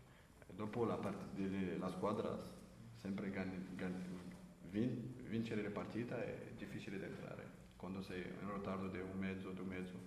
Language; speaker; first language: Italian; non-native, learner; French